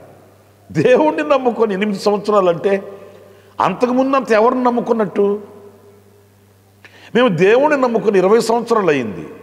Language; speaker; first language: Telugu; native; Telugu